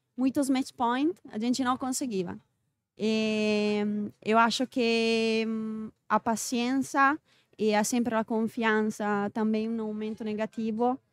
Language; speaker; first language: Portuguese; non-native, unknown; Italian